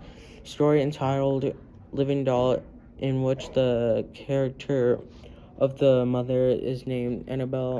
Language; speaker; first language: English; native; English